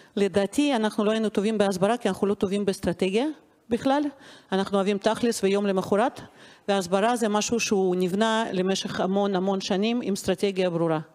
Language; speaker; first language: Hebrew; non-native, fluent; Russian